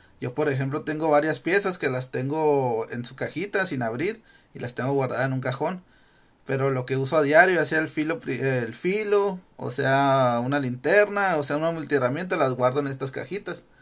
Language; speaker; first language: Spanish; native; Spanish